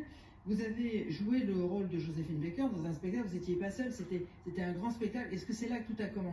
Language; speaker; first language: French; native; French